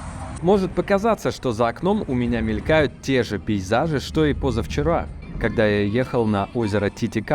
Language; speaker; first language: Russian; native; Russian